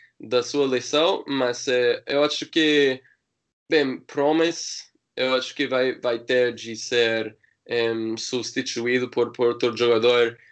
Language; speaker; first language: Portuguese; non-native, learner; English